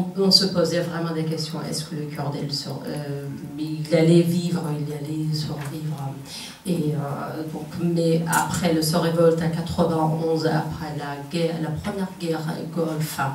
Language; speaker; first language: French; non-native, fluent; Kurdish